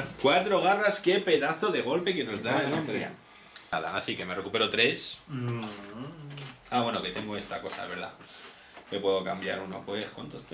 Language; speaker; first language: Spanish; native; Spanish